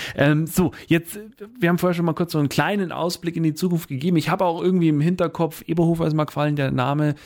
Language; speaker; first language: German; native; German